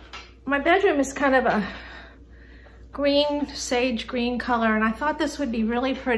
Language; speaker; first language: English; native; English